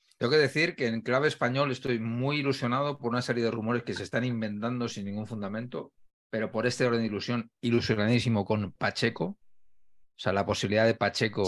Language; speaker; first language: Spanish; native; Spanish